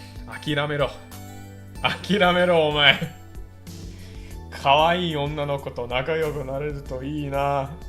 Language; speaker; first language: Japanese; non-native, fluent; English